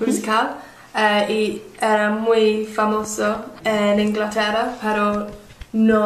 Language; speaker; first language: Spanish; non-native, learner; English